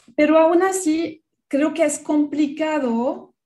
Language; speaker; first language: Spanish; non-native, fluent; French